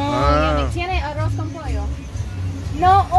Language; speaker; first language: Spanish; non-native, learner; English